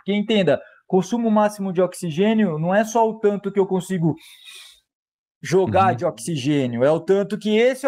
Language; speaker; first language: Portuguese; native; Portuguese